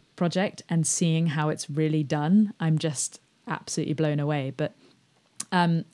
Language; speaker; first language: English; native; English